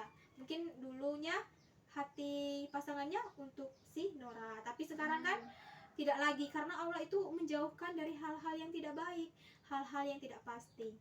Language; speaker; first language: Indonesian; native; Indonesian